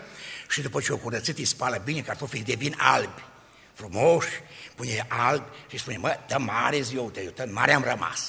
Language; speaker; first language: Romanian; native; Romanian